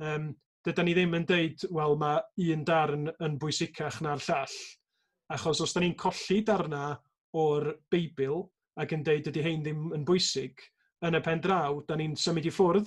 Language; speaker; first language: Welsh; native; Welsh